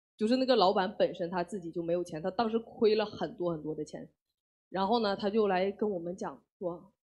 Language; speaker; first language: Chinese; native; Chinese